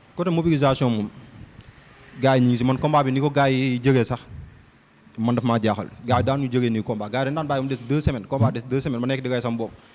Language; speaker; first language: Wolof; native; Wolof